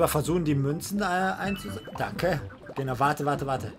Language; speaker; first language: German; native; German